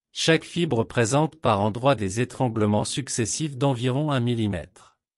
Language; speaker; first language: French; non-native, local second language; Wolof